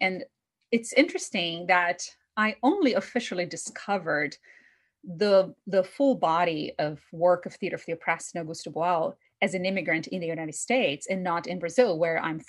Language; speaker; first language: English; non-native, fluent; Portuguese